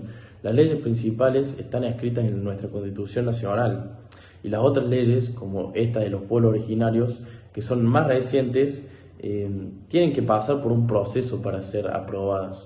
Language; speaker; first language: Spanish; native; Spanish